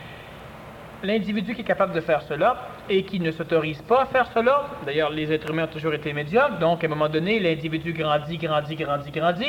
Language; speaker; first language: French; native; French